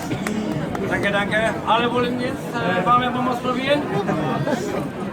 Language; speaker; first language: German; non-native, fluent; Polish